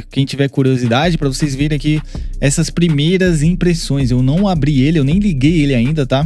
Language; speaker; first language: Portuguese; native; Portuguese